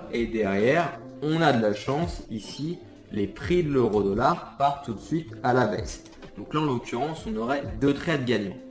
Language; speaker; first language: French; native; French